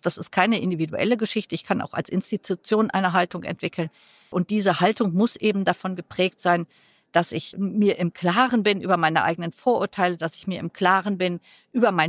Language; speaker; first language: German; native; German